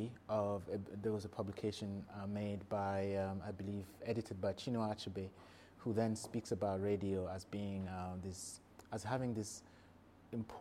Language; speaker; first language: English; non-native, local second language; Kinyarwanda